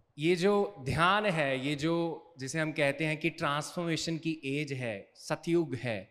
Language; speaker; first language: Hindi; native; Hindi